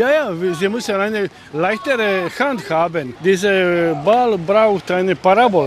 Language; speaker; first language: German; non-native, learner; Croatian